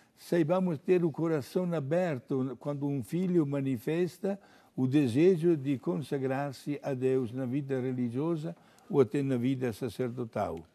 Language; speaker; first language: Portuguese; non-native, fluent; Italian